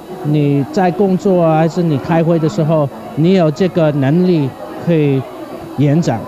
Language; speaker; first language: Chinese; non-native, fluent; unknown